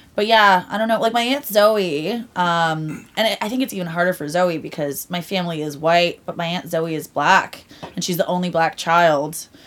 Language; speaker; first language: English; native; English